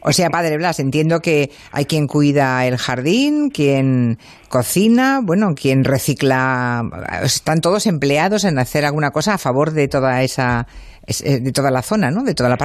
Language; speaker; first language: Spanish; native; Spanish